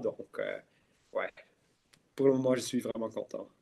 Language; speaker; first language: French; non-native, local second language; Dutch